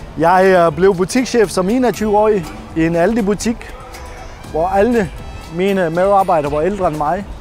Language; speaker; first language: Danish; non-native, fluent; Persian